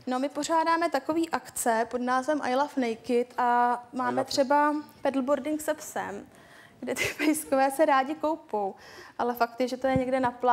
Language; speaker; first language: Czech; native; Czech